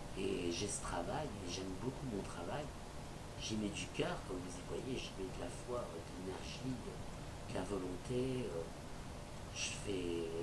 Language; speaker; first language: French; native; French